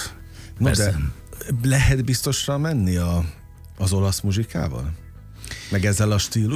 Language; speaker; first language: Hungarian; native; Hungarian